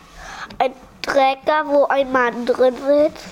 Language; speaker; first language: German; early bilingual, other home language; Polish